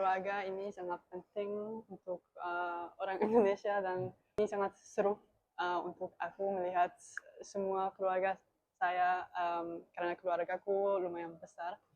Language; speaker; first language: Indonesian; non-native, learner; German